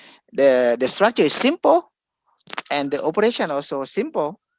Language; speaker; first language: English; non-native, fluent; Thai